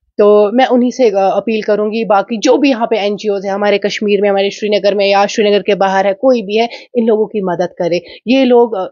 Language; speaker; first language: Hindi; non-native, local second language; Kashmiri